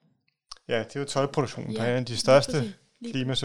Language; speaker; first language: Danish; native; Danish